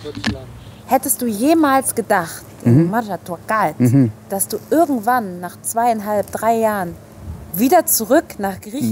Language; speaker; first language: German; native; German